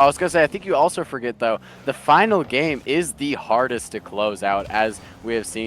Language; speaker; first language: English; native; English